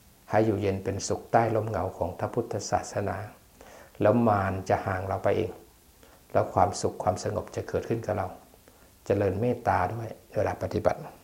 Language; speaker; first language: Thai; native; Thai